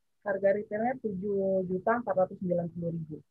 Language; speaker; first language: Indonesian; native; Indonesian